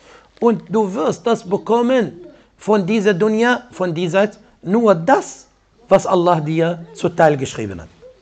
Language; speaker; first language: German; non-native, fluent; Arabic